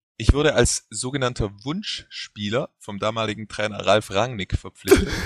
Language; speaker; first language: German; native; German